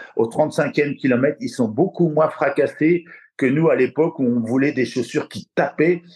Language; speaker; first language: French; native; French